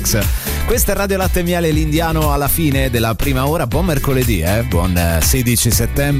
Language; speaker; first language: Italian; native; Italian